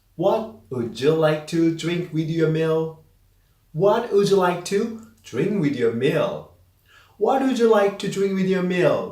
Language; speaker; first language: English; non-native, fluent; Korean